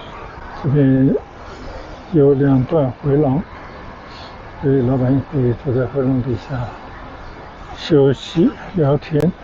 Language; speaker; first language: Chinese; native; Chinese